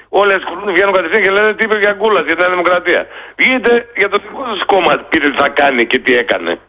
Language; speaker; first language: Greek; non-native, local second language; Turkish